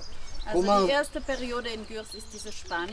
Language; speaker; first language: German; native; German